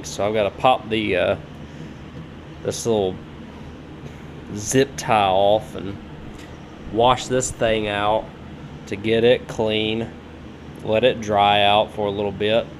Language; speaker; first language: English; native; English